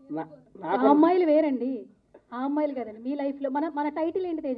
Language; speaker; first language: Telugu; native; Telugu